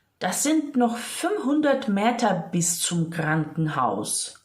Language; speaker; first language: German; non-native, fluent; Ukrainian